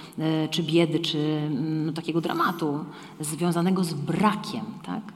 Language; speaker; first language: Polish; native; Polish